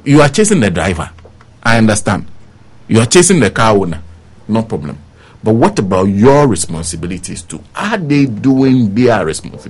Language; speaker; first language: English; non-native, local second language; Ewe